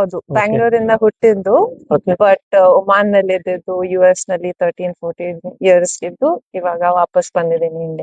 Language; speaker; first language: Kannada; early bilingual, heritage; Kannada